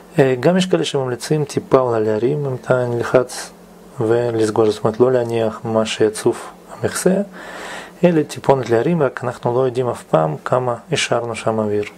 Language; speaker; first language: Hebrew; non-native, fluent; Russian